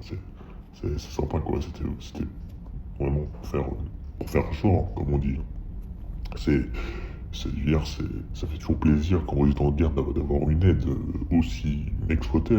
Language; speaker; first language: French; native; French